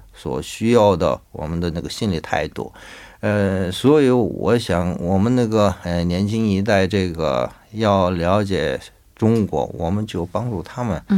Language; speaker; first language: Chinese; non-native, fluent; Korean